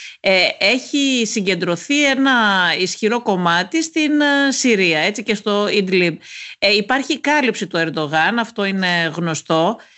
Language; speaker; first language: Greek; native; Greek